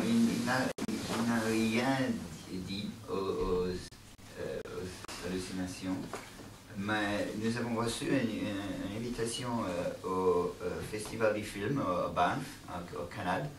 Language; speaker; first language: French; non-native, learner; English